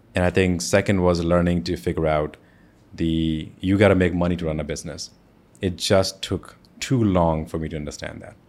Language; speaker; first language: English; non-native, local second language; Hindi